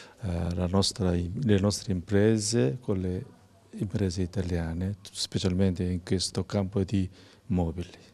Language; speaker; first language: Italian; non-native, learner; Korean